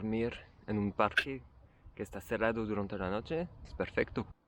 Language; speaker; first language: Spanish; non-native, learner; French